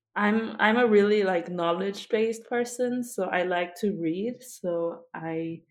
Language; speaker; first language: English; early bilingual, other home language; Korean